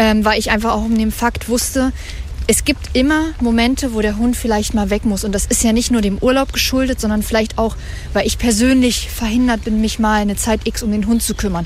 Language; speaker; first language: German; native; German